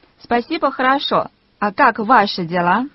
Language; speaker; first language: Russian; non-native, fluent; Chinese